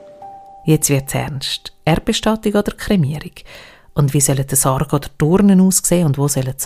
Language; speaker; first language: German; native; German